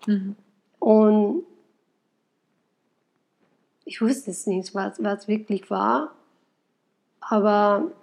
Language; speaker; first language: German; non-native, fluent; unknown